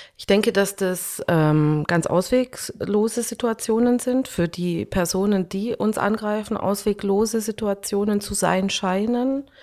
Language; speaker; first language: German; early bilingual, other home language; Hungarian